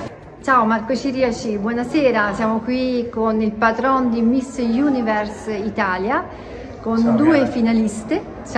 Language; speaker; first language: Italian; native; Italian